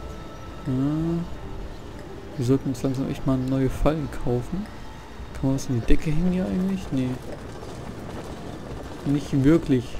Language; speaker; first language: German; native; German